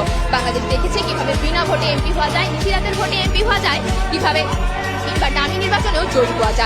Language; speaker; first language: Bangla; native; Bangla